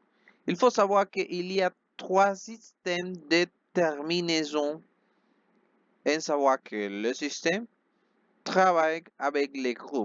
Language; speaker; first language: French; non-native, fluent; Spanish